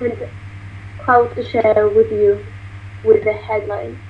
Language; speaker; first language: English; non-native, learner; Russian